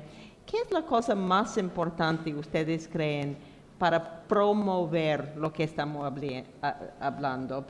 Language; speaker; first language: Spanish; non-native, fluent; English